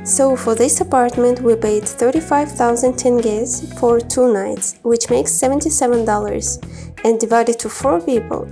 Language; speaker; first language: English; non-native, fluent; Kazakh